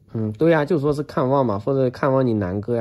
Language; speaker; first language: Chinese; native; Chinese